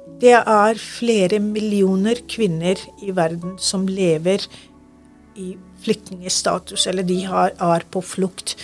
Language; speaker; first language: Norwegian; non-native, fluent; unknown